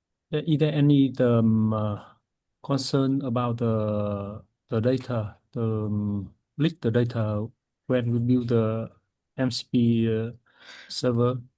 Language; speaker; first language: English; non-native, fluent; Vietnamese